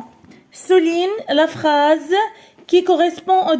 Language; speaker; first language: French; non-native, local second language; Arabic